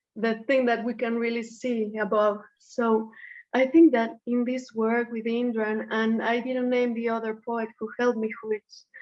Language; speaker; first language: English; non-native, fluent; Spanish